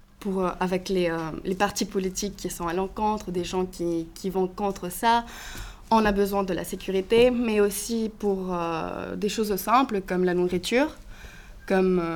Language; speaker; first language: French; non-native, fluent; Greek